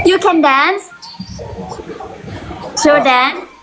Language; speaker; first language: English; non-native, learner; Thai